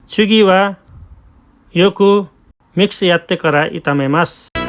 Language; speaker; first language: Japanese; non-native, learner; Nepali